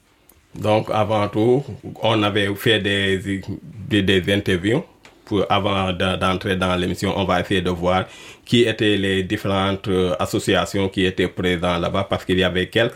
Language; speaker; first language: French; non-native, local second language; Wolof